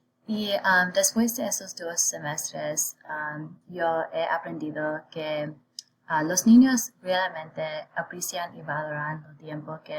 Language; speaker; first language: Spanish; non-native, learner; English